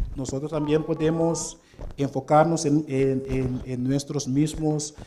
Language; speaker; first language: Spanish; non-native, fluent; Papiamento